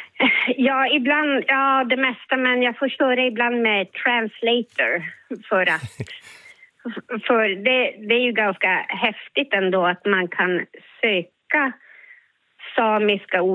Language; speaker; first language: Swedish; native; Swedish